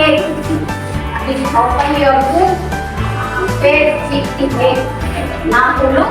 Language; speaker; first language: English; non-native, learner; Indonesian